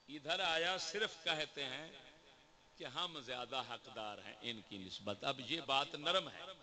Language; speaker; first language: Urdu; non-native, local second language; Punjabi